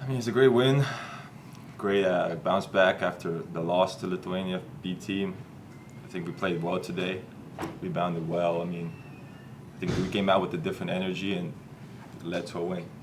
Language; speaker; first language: English; non-native, fluent; Lithuanian